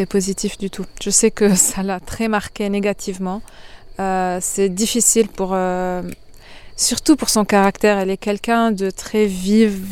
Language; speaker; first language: French; non-native, local second language; Arabic